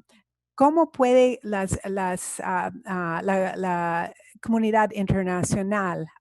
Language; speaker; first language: Spanish; non-native, fluent; English